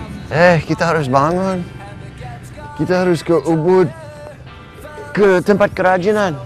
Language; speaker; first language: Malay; non-native, fluent; English